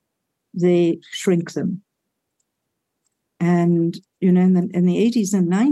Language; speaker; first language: English; native; English